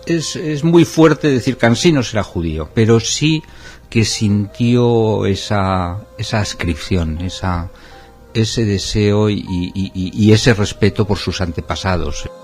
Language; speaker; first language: Spanish; native; Spanish